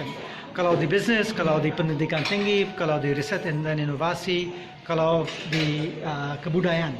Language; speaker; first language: Indonesian; non-native, fluent; English